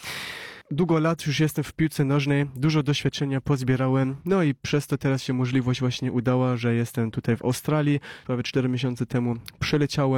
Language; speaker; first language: Polish; early bilingual, heritage; Polish